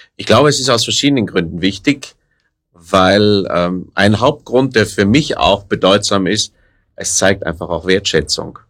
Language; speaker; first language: German; native; German